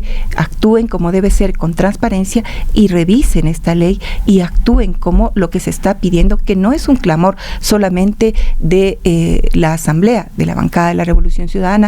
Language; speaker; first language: Spanish; native; Spanish